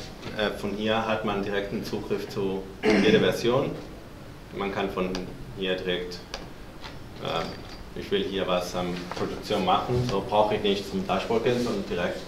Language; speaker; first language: German; non-native, fluent; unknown